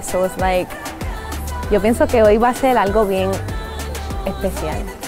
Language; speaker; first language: Spanish; early bilingual, other home language; English